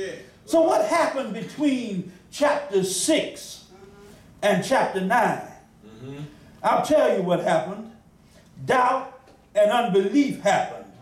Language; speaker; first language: English; native; English